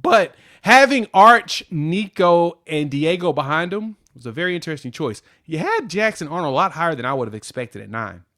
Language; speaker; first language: English; native; English